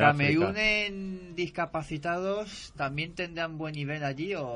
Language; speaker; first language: Spanish; native; Spanish